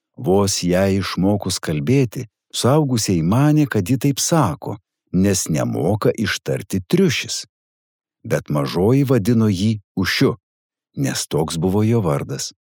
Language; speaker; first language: Lithuanian; native; Lithuanian